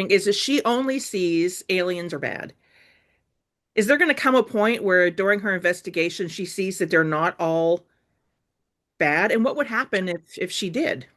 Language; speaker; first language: English; native; English